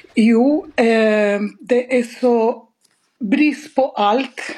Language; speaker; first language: Swedish; non-native, fluent; Spanish